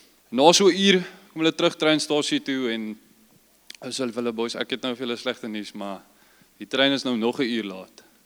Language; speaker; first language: Afrikaans; early bilingual, heritage; Afrikaans